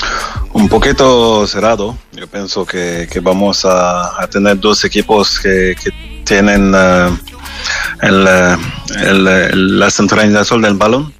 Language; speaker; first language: Spanish; non-native, fluent; French